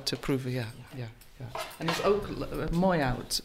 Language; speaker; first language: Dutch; non-native, learner; English